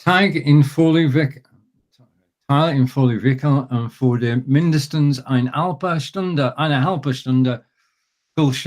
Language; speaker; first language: German; non-native, learner; English